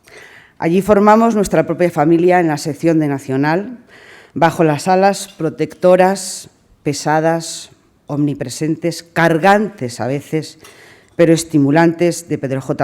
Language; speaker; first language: Spanish; native; Spanish